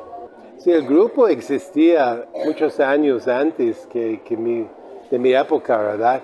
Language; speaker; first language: Spanish; non-native, fluent; English